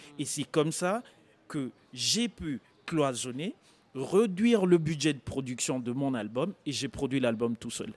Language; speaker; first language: French; non-native, local second language; Lingala